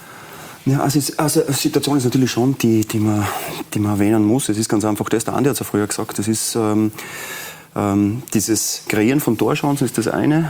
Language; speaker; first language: German; native; German